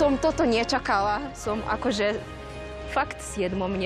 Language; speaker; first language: Slovak; non-native, fluent; Serbian